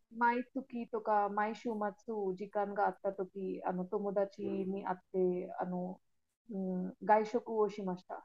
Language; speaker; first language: Japanese; non-native, learner; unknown